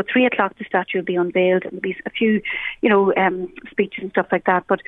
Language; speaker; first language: English; native; English